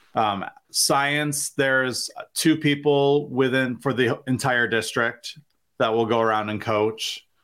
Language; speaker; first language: English; native; English